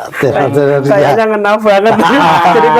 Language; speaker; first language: Indonesian; non-native, local second language; Javanese